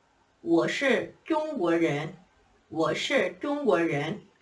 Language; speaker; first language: Chinese; non-native, fluent; Korean